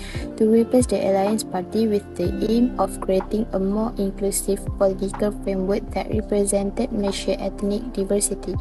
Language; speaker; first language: English; non-native, local second language; Malay